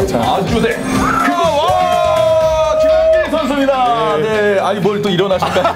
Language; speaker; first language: Korean; native; Korean